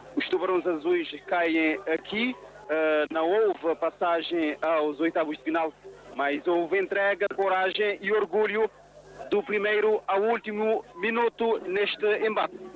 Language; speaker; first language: Portuguese; non-native, local second language; Kabuverdianu